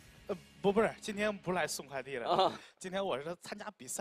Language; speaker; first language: Chinese; native; Chinese